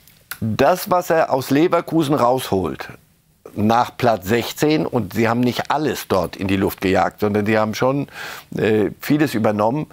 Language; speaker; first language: German; native; German